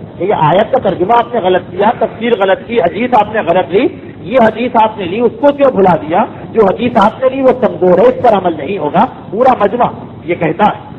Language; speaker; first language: Urdu; native; Urdu